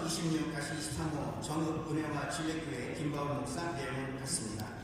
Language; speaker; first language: Korean; native; Korean